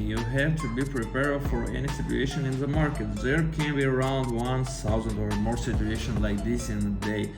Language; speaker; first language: English; non-native, fluent; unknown